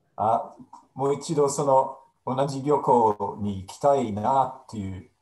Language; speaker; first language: Japanese; non-native, fluent; English